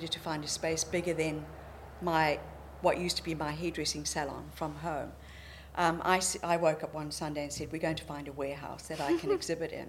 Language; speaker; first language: English; native; English